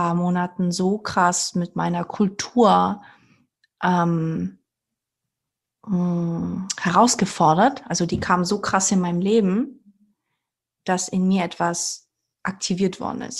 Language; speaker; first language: German; early bilingual, other home language; Portuguese